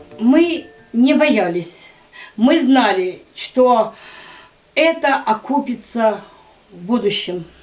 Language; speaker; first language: Russian; native; Russian